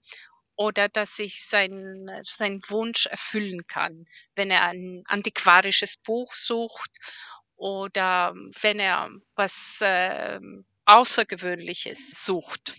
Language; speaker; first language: German; early bilingual, heritage; German